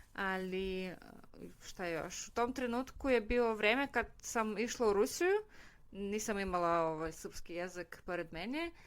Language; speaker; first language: Serbian; non-native, fluent; Russian